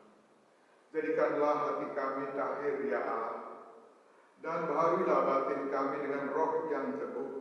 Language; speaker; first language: Indonesian; native; Indonesian